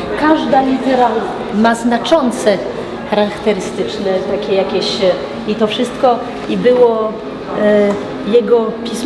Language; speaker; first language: Polish; early bilingual, heritage; French